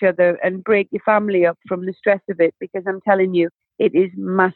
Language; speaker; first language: English; native; English